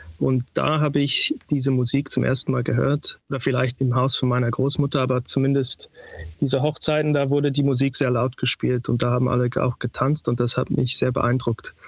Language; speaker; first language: German; early bilingual, heritage; German